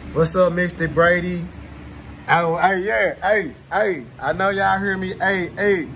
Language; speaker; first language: English; native; English